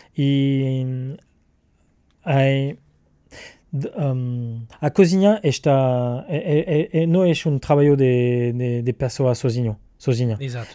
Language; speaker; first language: Portuguese; non-native, learner; French